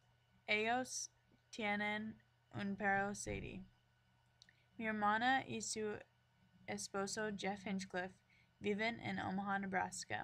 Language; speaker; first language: Spanish; non-native, learner; English